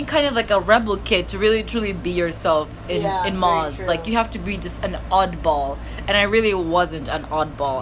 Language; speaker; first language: English; non-native, fluent; Portuguese